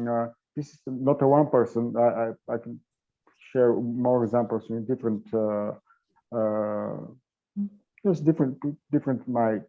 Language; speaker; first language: English; non-native, learner; Bulgarian